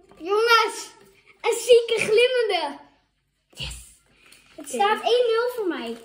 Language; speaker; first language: Dutch; native; Dutch